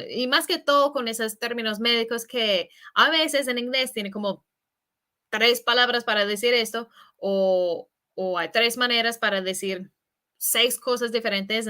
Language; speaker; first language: Spanish; non-native, fluent; English